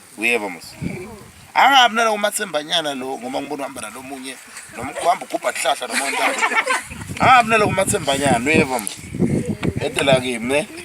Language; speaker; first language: Zulu; non-native, local second language; Swati